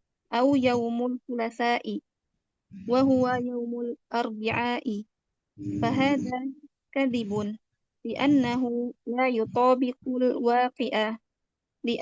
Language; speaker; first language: Arabic; non-native, learner; Indonesian